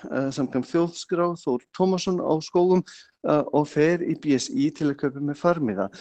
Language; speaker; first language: Icelandic; non-native, fluent; German